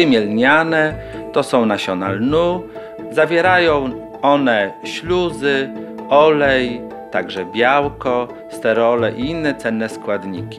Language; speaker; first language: Polish; native; Polish